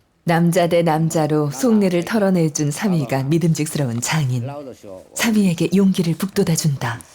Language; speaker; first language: Korean; native; Korean